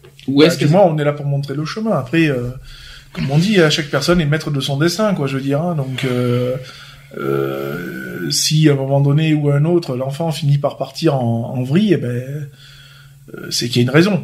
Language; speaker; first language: French; native; French